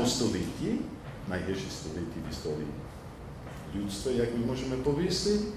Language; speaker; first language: Polish; non-native, learner; English